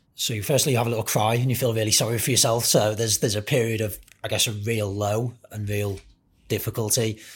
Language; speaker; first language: English; native; English